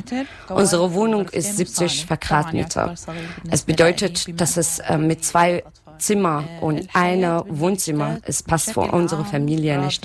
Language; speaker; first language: German; non-native, learner; Arabic